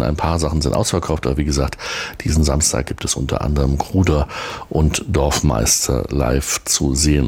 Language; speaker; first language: German; native; German